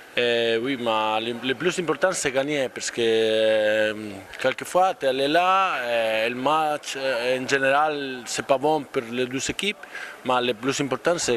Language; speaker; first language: French; non-native, fluent; Spanish